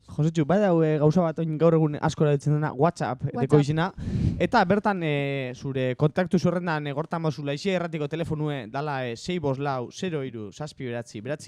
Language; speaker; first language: Basque; native; Basque